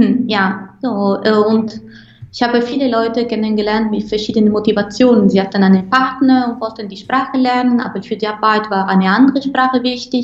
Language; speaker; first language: German; non-native, fluent; Italian